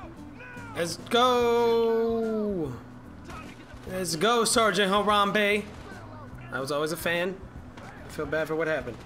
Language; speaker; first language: English; native; English